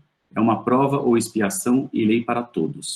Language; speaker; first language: Portuguese; native; Portuguese